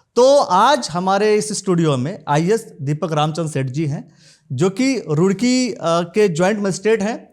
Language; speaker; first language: Hindi; native; Hindi